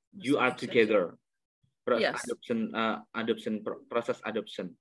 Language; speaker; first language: English; non-native, learner; Indonesian